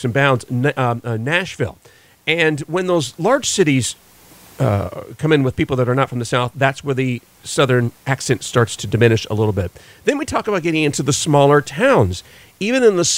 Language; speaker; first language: English; native; English